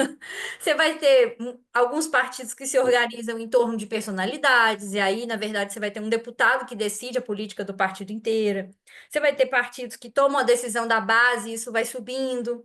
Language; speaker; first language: Portuguese; native; Portuguese